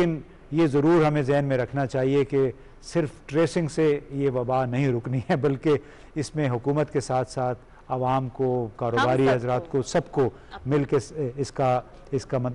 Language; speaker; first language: Urdu; native; Urdu